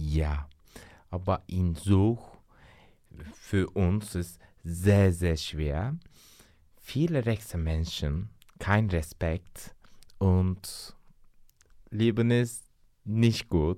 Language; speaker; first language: German; non-native, learner; Turkish